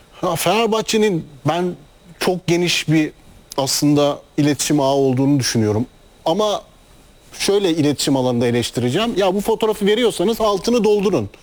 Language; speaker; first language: Turkish; native; Turkish